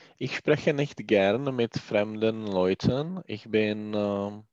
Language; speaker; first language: German; non-native, learner; Czech